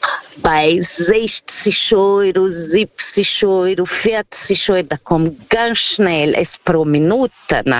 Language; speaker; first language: German; non-native, fluent; Portuguese